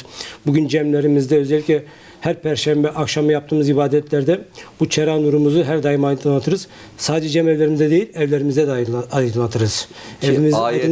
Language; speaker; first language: Turkish; native; Turkish